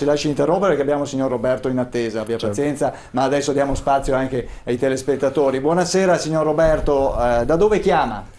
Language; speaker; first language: Italian; native; Italian